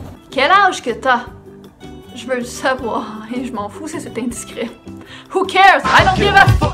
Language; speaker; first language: French; native; French